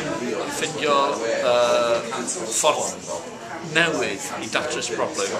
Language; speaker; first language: Welsh; non-native, fluent; English